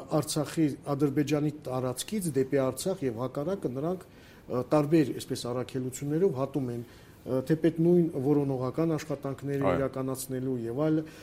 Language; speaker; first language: Armenian; native; Armenian